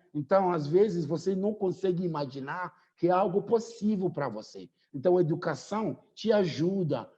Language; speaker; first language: Portuguese; non-native, fluent; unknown